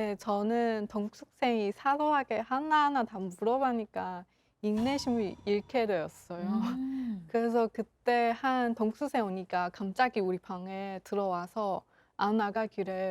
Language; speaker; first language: Korean; non-native, local second language; Chinese